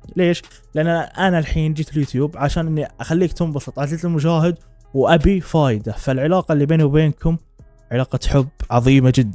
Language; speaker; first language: Arabic; native; Arabic